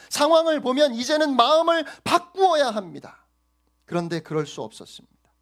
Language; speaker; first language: Korean; native; Korean